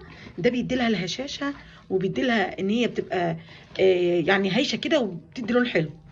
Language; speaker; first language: Arabic; native; Arabic